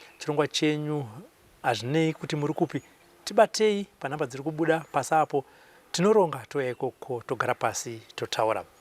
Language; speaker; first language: Shona; native; Shona